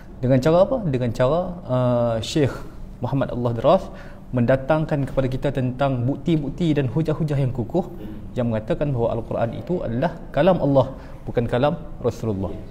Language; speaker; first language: Malay; native; Malay